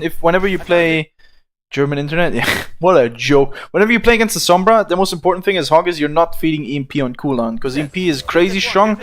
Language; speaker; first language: English; non-native, fluent; German